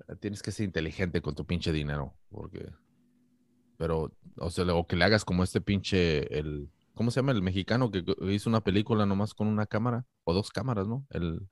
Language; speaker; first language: Spanish; native; Spanish